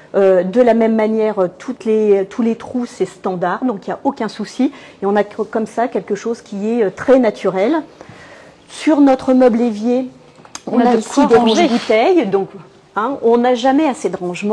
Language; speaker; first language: French; native; French